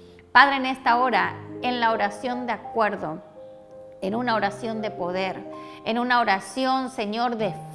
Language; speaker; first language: Spanish; native; Spanish